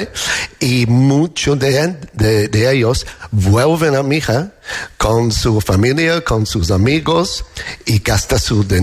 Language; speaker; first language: Spanish; non-native, fluent; English